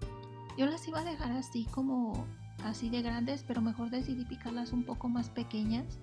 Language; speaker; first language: Spanish; native; Spanish